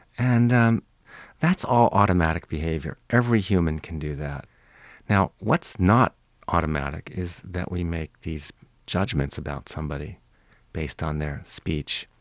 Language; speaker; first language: English; native; English